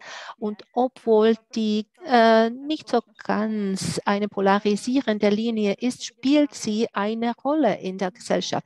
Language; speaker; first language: German; non-native, fluent; Czech